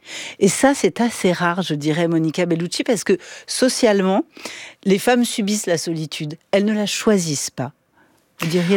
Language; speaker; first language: French; native; French